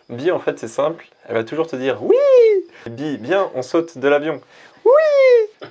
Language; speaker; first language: French; native; French